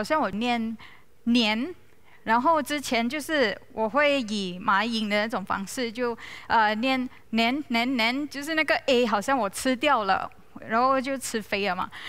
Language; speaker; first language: Chinese; non-native, local second language; Malay